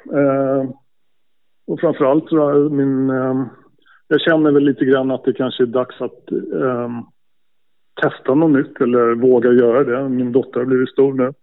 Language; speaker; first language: Swedish; native; Swedish